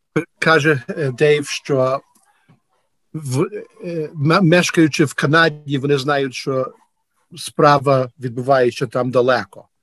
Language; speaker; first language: Ukrainian; early bilingual, heritage; Ukrainian